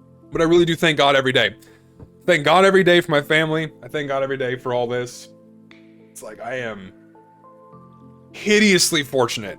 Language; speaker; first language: English; native; English